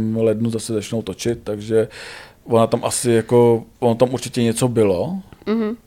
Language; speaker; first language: Czech; native; Czech